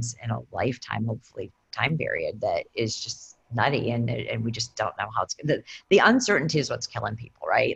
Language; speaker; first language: English; native; English